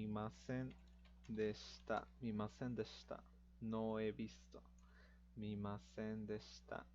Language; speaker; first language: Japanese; non-native, fluent; Spanish